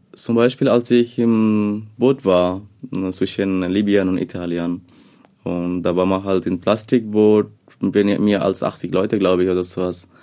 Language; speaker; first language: German; non-native, fluent; Bangla